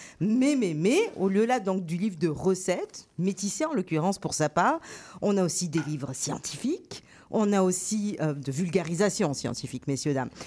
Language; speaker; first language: French; native; French